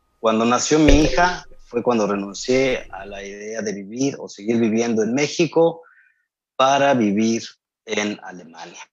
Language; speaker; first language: Spanish; native; Spanish